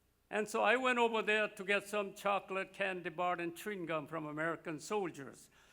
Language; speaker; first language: English; non-native, fluent; Korean